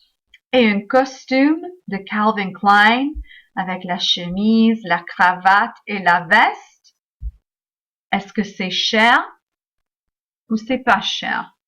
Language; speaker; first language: French; non-native, fluent; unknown